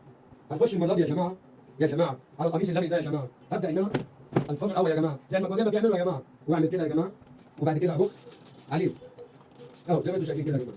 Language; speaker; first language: Arabic; native; Arabic